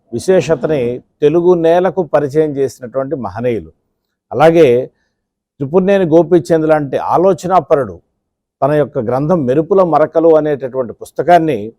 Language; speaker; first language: Telugu; native; Telugu